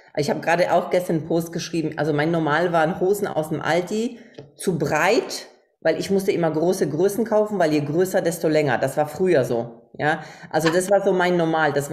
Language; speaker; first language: German; non-native, fluent; Polish